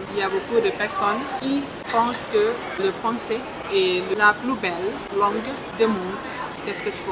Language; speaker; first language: French; non-native, learner; Thai